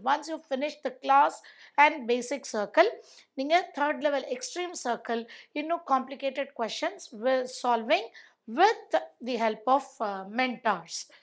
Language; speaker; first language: English; non-native, local second language; Tamil